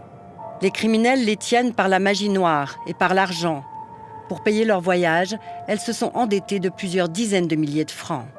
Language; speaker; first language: French; native; French